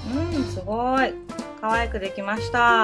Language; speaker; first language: Japanese; native; Japanese